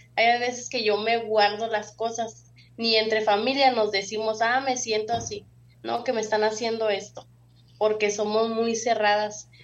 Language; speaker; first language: Spanish; native; Spanish